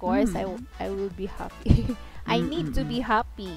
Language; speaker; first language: English; non-native, fluent; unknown